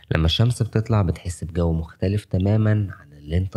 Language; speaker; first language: Arabic; native; Arabic